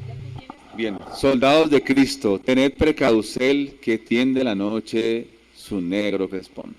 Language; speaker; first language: Spanish; native; Spanish